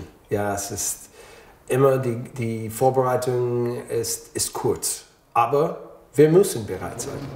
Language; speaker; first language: German; non-native, learner; English